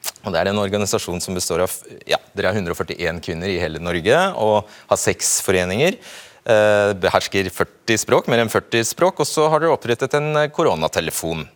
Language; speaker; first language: Norwegian; native; Norwegian